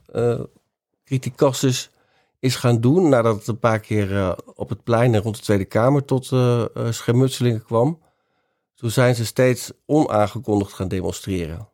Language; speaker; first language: Dutch; native; Dutch